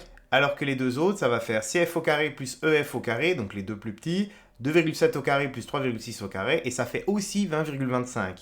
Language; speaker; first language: French; native; French